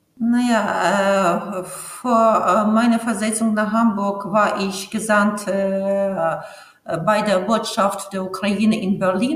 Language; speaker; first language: German; non-native, fluent; Ukrainian